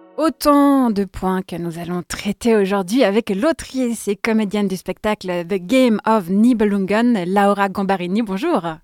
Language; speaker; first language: French; native; French